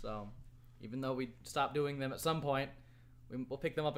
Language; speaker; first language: English; native; English